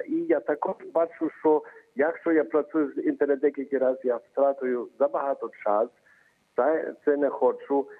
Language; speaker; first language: Ukrainian; early bilingual, heritage; Ukrainian